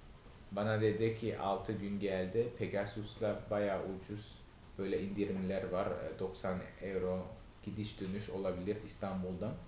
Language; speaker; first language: Turkish; non-native, fluent; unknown